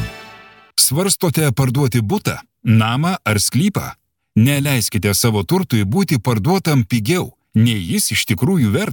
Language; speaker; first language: Lithuanian; native; Lithuanian